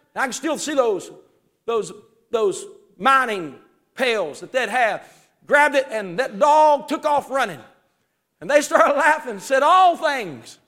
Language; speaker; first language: English; native; English